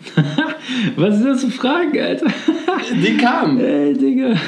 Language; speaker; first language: German; native; German